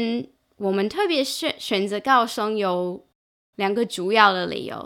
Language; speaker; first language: Chinese; non-native, fluent; English